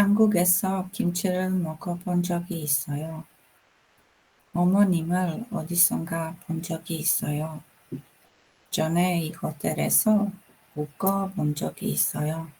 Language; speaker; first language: Korean; non-native, learner; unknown